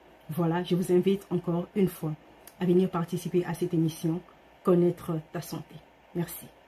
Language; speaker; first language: French; non-native, local second language; Lingala